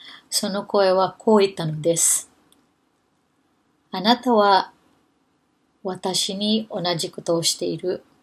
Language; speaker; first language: Japanese; non-native, fluent; Filipino